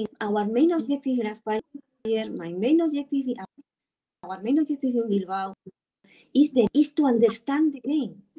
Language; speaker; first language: English; non-native, learner; Spanish